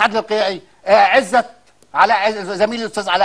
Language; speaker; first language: Arabic; native; Arabic